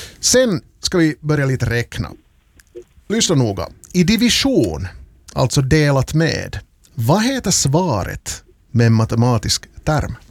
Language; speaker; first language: Swedish; native; Swedish